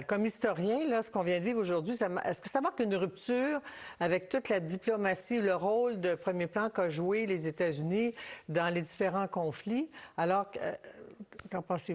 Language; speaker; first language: French; native; French